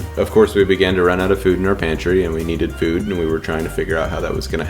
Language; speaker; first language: English; native; English